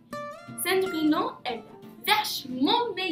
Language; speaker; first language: French; non-native, learner; English